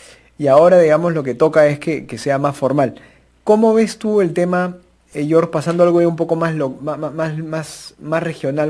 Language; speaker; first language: Spanish; native; Spanish